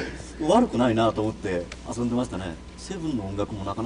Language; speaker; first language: Japanese; native; Japanese